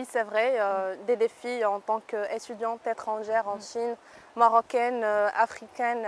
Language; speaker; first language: French; non-native, local second language; Arabic